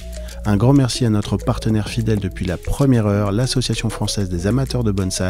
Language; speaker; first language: French; native; French